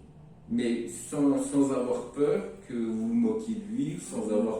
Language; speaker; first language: French; native; French